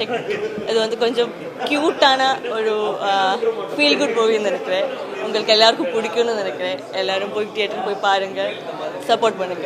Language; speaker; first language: Tamil; non-native, fluent; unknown